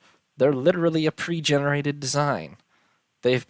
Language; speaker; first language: English; native; English